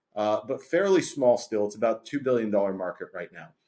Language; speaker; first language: English; native; English